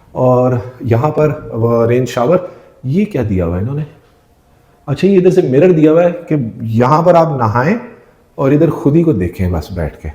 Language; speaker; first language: Urdu; native; Urdu